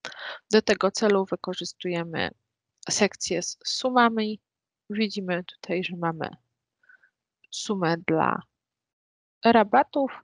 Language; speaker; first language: Polish; native; Polish